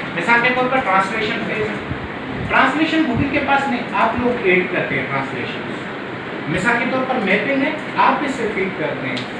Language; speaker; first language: Urdu; non-native, local second language; Sindhi